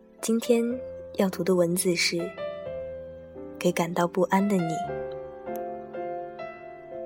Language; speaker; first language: Chinese; native; Chinese